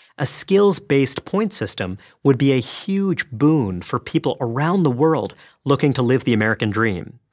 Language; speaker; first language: English; early bilingual, other home language; Bangla